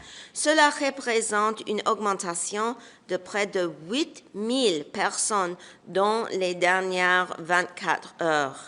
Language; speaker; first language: French; non-native, local second language; English